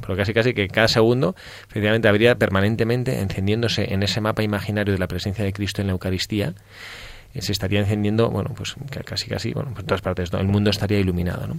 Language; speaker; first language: Spanish; native; Spanish